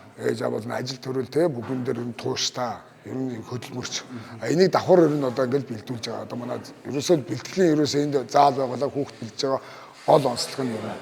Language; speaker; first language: Mongolian; native; Mongolian